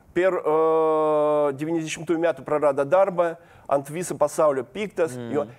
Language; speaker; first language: Lithuanian; non-native, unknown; Russian